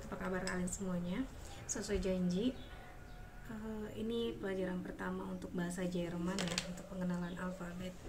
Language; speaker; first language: Indonesian; native; Indonesian